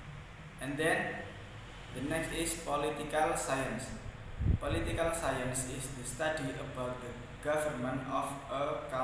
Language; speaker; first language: English; non-native, learner; Indonesian